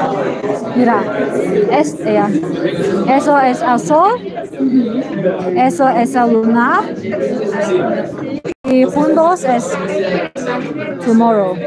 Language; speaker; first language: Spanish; non-native, learner; Chinese